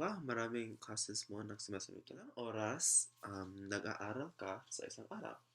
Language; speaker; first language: Filipino; non-native, learner; English